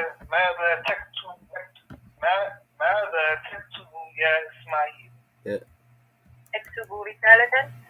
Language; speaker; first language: Arabic; non-native, learner; English